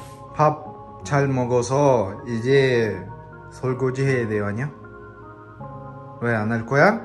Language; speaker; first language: Korean; non-native, learner; Russian